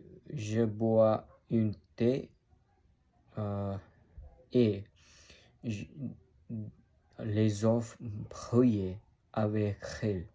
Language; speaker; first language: French; non-native, learner; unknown